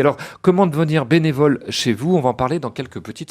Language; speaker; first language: French; native; French